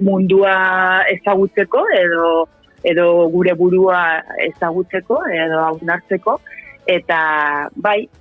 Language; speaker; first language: Basque; non-native, local second language; Spanish